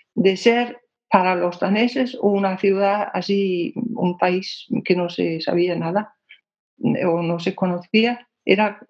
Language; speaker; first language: Spanish; non-native, fluent; Danish